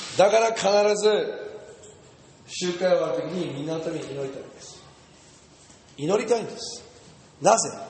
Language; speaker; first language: Japanese; non-native, fluent; English